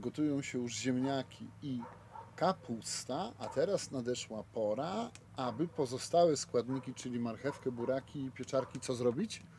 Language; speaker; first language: Polish; native; Polish